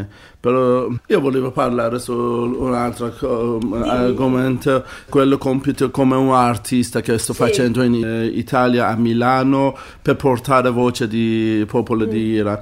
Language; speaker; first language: Italian; non-native, learner; Persian